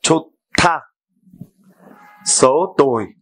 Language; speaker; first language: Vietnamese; non-native, fluent; Korean